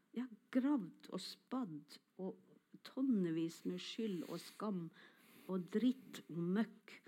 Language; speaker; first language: Norwegian; non-native, local second language; Northern Sami